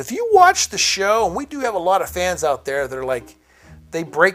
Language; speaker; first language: English; native; English